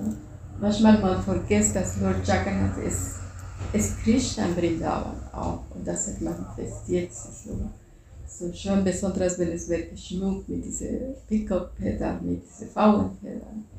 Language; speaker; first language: German; non-native, fluent; Spanish